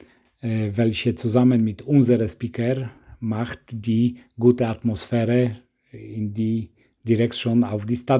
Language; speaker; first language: German; non-native, learner; Polish